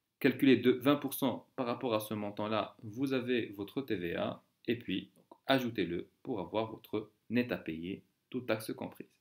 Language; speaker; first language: French; non-native, local second language; Arabic